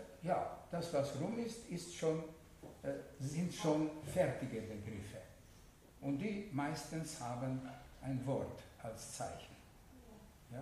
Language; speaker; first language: German; non-native, fluent; Hungarian